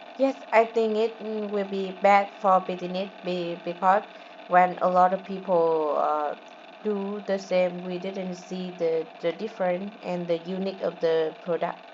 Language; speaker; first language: English; non-native, learner; Vietnamese